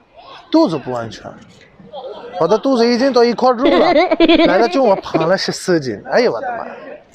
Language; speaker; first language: Chinese; non-native, fluent; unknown